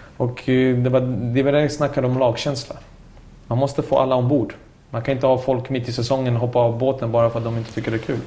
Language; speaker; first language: Swedish; early bilingual, other home language; Serbian